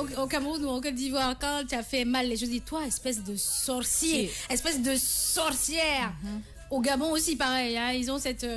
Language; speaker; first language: French; non-native, local second language; Wolof